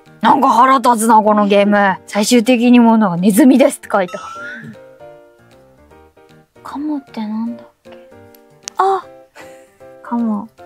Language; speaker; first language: Japanese; native; Japanese